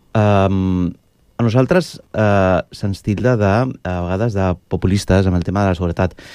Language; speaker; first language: Catalan; non-native, local second language; Spanish